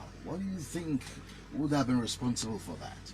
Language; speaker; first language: English; non-native, local second language; Yoruba